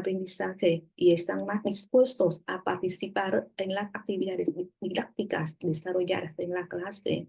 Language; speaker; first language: Spanish; non-native, fluent; Vietnamese